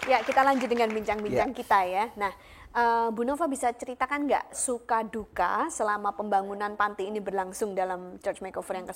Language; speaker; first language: Indonesian; native; Indonesian